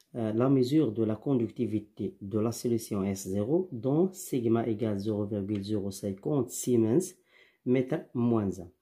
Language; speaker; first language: French; non-native, local second language; Arabic